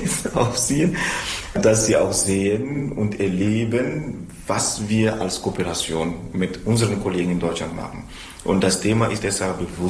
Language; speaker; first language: German; non-native, fluent; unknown